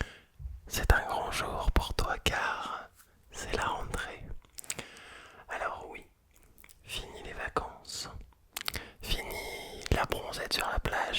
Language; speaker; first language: French; native; French